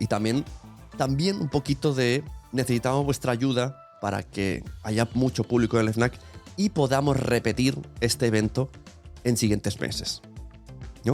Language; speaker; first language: Spanish; native; Spanish